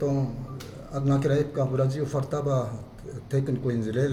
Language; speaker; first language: Portuguese; non-native, fluent; Japanese